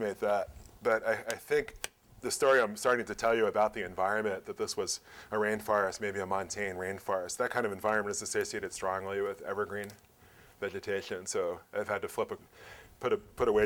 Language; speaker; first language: English; native; English